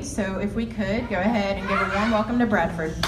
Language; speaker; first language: English; native; English